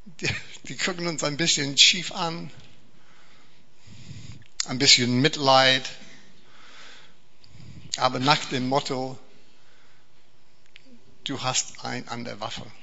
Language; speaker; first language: German; non-native, fluent; English